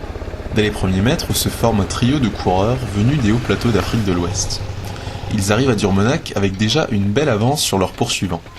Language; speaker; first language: French; native; French